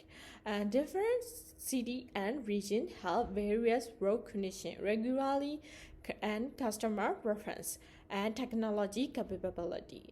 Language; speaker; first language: English; non-native, learner; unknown